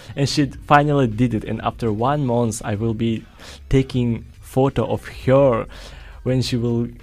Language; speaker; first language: English; non-native, fluent; Russian